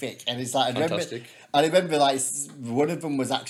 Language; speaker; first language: English; native; English